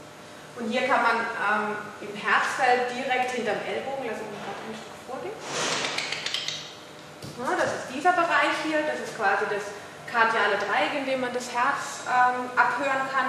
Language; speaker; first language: German; native; German